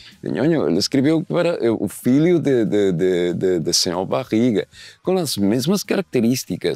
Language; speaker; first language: Portuguese; non-native, learner; Spanish